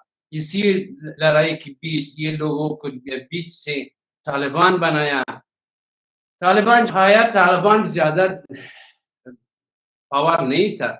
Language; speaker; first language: Hindi; non-native, learner; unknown